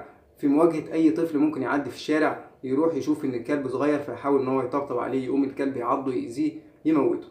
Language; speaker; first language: Arabic; native; Arabic